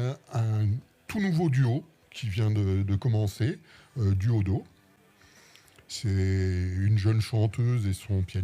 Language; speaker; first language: French; native; French